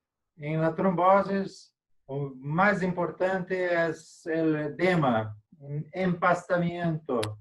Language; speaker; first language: Spanish; non-native, learner; Portuguese